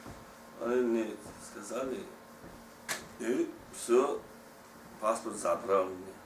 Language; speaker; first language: Russian; non-native, learner; Tajik